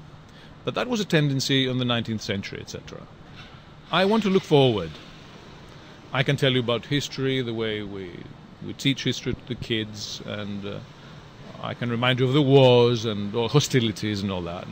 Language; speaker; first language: English; non-native, fluent; Greek